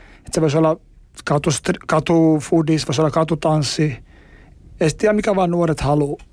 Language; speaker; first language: Finnish; non-native, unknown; Albanian